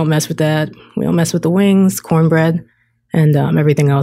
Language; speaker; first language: English; native; English